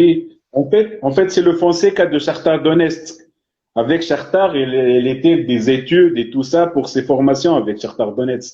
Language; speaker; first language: French; non-native, fluent; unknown